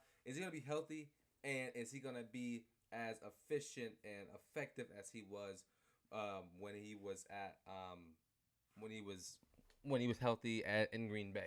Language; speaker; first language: English; native; English